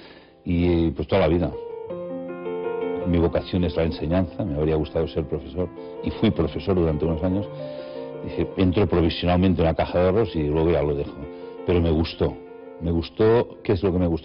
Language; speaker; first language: Spanish; native; Spanish